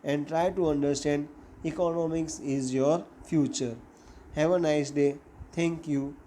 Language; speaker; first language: English; non-native, local second language; Gujarati